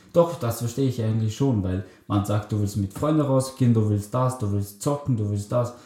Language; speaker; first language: German; early bilingual, other home language; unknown